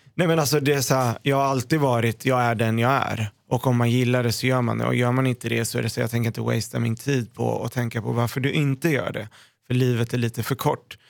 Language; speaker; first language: Swedish; early bilingual, other home language; Arabic